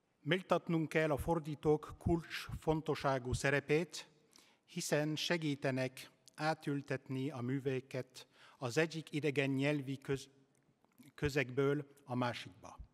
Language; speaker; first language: Hungarian; non-native, learner; French